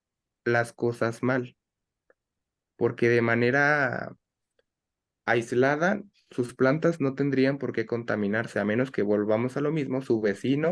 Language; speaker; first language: Spanish; native; Spanish